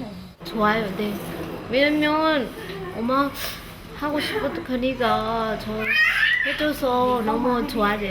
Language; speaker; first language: Korean; non-native, local second language; Lao